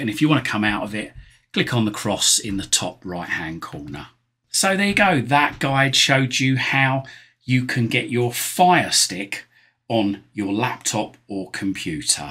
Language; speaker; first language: English; native; English